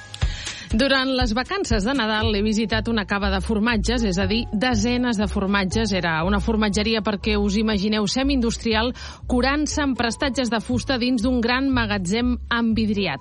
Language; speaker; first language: Catalan; native; Catalan